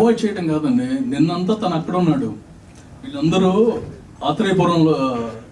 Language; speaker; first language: Telugu; native; Telugu